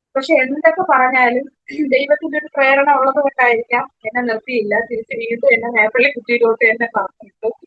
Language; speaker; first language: Malayalam; native; Malayalam